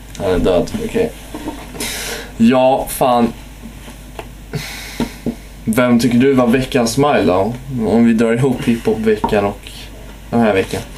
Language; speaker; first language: Swedish; native; Swedish